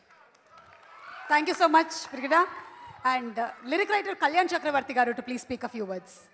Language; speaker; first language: Telugu; native; Telugu